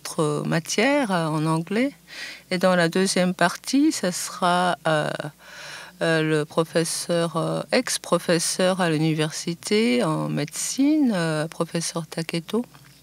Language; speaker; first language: French; non-native, fluent; Japanese